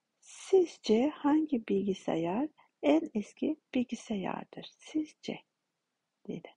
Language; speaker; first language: Turkish; non-native, fluent; Kazakh